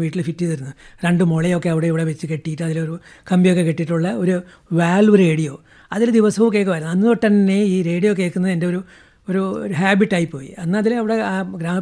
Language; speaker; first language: Malayalam; non-native, local second language; Kannada